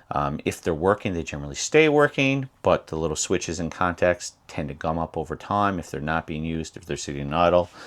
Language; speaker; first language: English; native; English